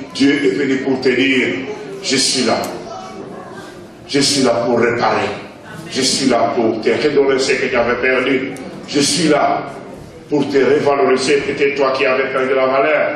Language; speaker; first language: French; non-native, local second language; Lingala